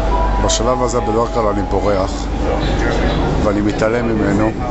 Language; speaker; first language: Hebrew; native; Hebrew